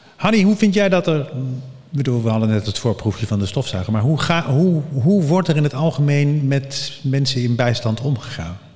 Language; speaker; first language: Dutch; native; Dutch